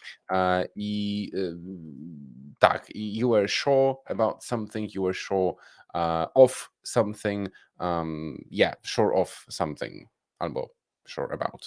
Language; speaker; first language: English; non-native, fluent; Polish